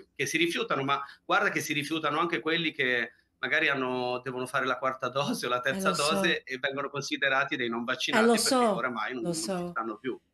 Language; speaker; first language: Italian; native; Italian